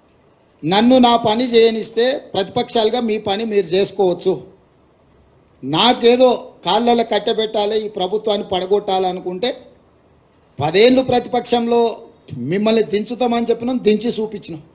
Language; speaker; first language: Telugu; native; Telugu